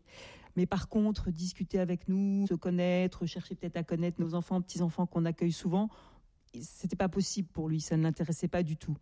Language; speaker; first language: French; native; French